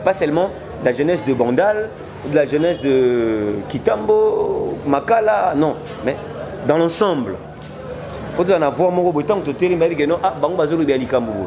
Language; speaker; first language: French; non-native, local second language; Lingala